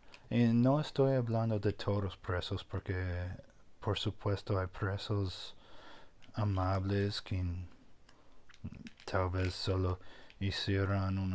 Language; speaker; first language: Spanish; non-native, fluent; English